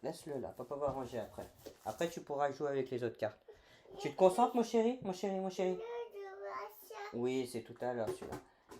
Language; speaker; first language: French; native; French